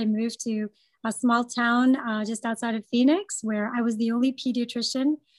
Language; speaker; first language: English; non-native, local second language; Gujarati